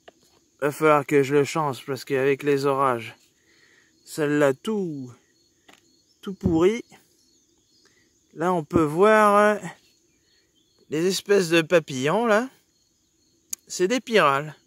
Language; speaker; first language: French; native; French